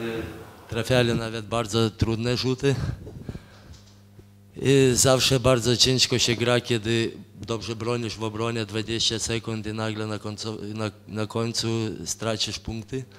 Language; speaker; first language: Polish; non-native, fluent; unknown